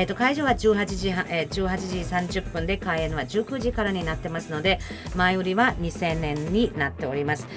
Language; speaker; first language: Japanese; non-native, fluent; German